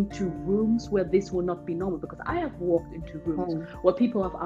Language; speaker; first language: English; non-native, fluent; German